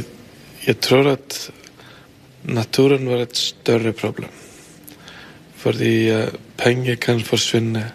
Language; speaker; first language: Danish; non-native, fluent; Icelandic